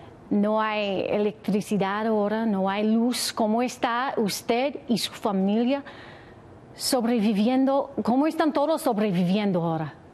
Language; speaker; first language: Spanish; non-native, learner; English